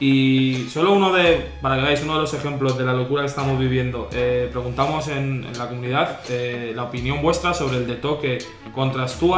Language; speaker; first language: Spanish; native; Spanish